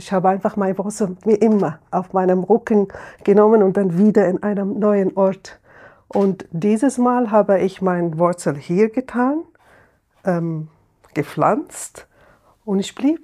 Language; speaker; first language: German; non-native, fluent; Arabic